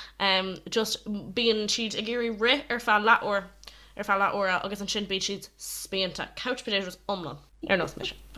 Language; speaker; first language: Irish; non-native, local second language; English